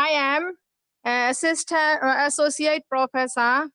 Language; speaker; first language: English; non-native, fluent; Burmese